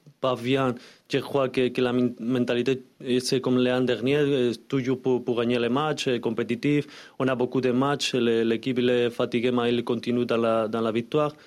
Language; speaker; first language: French; non-native, learner; Spanish